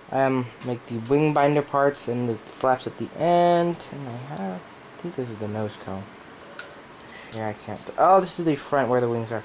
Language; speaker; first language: English; native; English